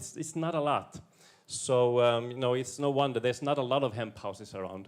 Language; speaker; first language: English; non-native, fluent; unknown